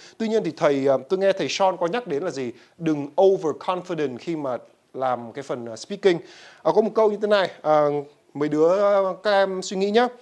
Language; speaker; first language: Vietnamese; native; Vietnamese